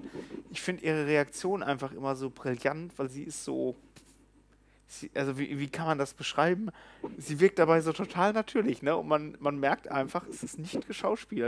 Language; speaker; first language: German; native; German